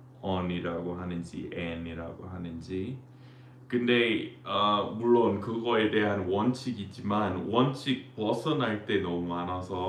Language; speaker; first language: Korean; non-native, fluent; English